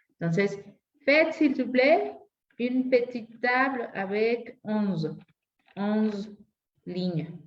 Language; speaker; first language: French; non-native, fluent; Spanish